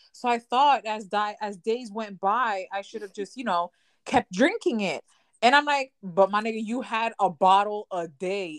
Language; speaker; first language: English; early bilingual, other home language; Spanish